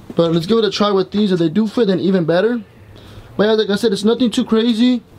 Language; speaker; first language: English; early bilingual, other home language; Spanish